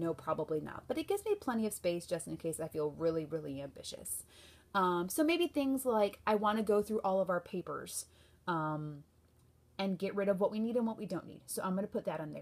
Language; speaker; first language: English; native; English